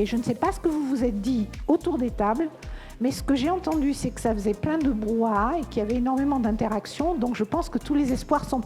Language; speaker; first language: French; native; French